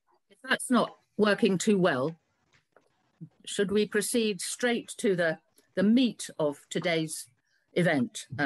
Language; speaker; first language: English; native; English